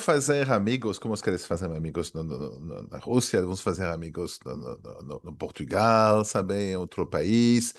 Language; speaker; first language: Portuguese; non-native, fluent; French